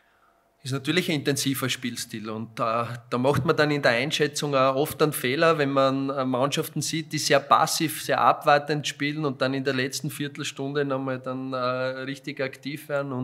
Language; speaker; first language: German; native; German